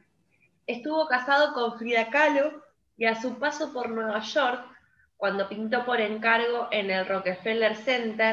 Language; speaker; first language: Spanish; native; Spanish